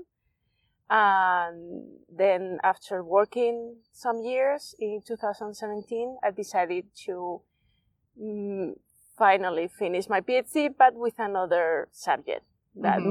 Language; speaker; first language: English; non-native, fluent; Spanish